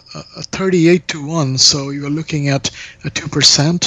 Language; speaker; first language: English; non-native, local second language; Bangla